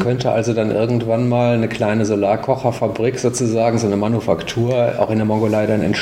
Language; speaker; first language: German; native; German